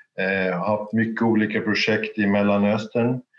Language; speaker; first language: Swedish; native; Swedish